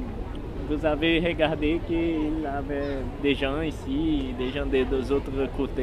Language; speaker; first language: French; non-native, learner; Portuguese